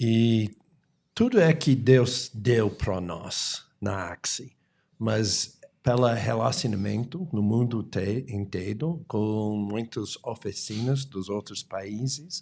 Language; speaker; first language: Portuguese; non-native, fluent; English